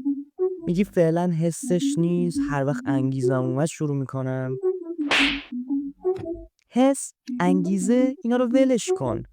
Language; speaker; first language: Persian; native; Persian